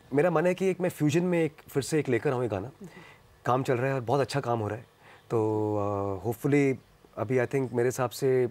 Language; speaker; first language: Hindi; non-native, local second language; Punjabi